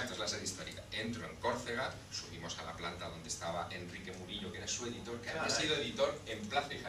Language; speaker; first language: Spanish; native; Spanish